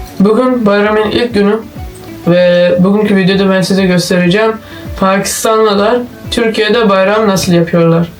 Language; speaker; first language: Turkish; non-native, fluent; Urdu